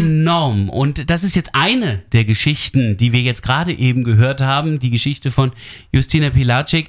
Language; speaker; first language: German; native; German